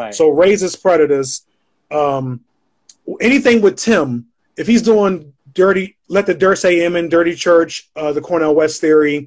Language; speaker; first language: English; native; English